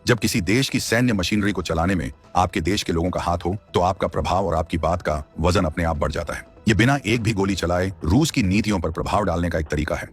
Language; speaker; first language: Hindi; native; Hindi